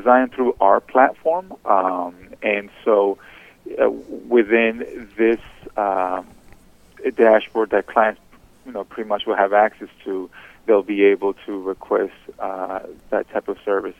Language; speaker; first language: English; early bilingual, other home language; Spanish